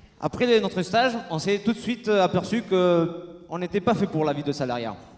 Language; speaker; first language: French; non-native, fluent; Spanish